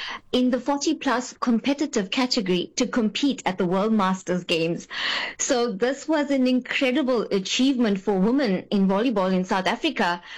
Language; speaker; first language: English; native; English